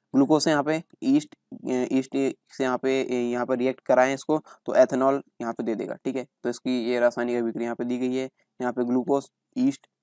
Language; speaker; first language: Hindi; native; Hindi